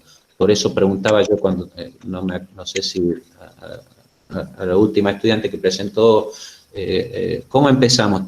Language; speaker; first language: Spanish; native; Spanish